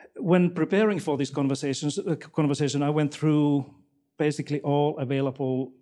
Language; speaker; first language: English; non-native, fluent; Finnish